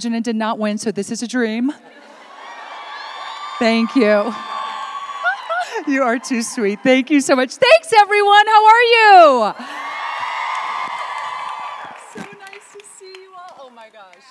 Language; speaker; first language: English; early bilingual, other home language; Italian